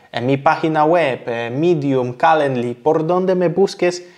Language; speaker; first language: Spanish; non-native, fluent; Polish